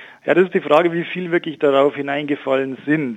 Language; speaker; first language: German; native; German